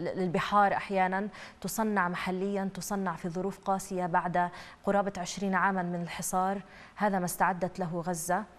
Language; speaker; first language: Arabic; native; Arabic